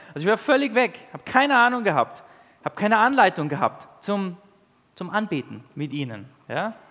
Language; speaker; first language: German; early bilingual, other home language; Italian